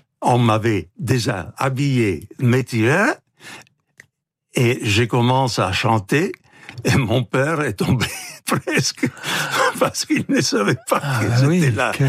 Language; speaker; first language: French; non-native, fluent; Italian